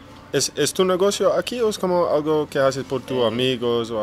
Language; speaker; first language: Spanish; non-native, learner; English